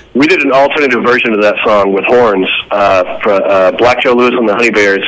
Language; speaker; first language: English; native; English